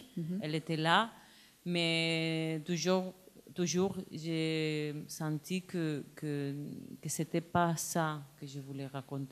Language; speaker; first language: French; non-native, learner; Spanish